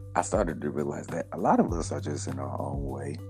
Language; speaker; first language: English; native; English